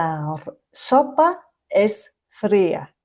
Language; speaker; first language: Spanish; non-native, fluent; Mongolian